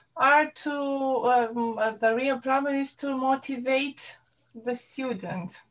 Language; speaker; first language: English; non-native, fluent; Romanian